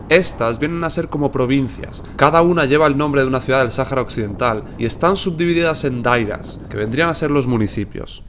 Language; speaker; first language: Spanish; native; Spanish